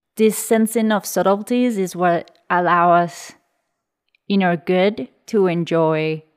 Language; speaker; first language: English; early bilingual, other home language; Spanish